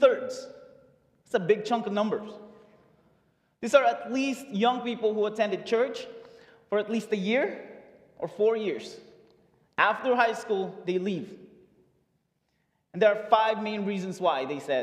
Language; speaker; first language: English; non-native, local second language; Filipino